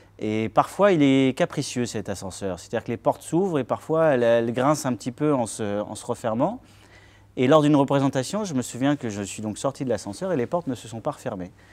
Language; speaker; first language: French; native; French